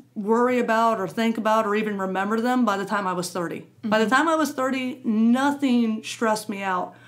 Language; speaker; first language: English; native; English